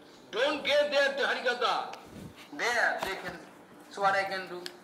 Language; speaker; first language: English; non-native, local second language; Bangla